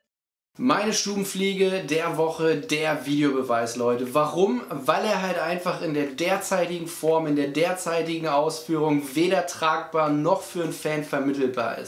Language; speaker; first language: German; native; German